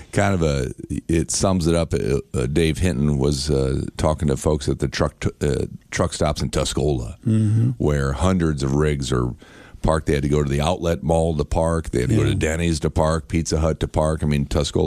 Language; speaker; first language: English; native; English